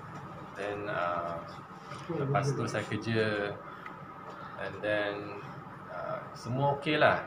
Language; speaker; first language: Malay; non-native, local second language; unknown